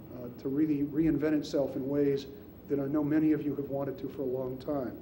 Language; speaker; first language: English; native; English